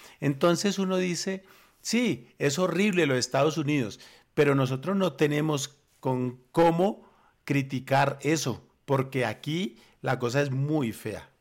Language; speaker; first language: Spanish; native; Spanish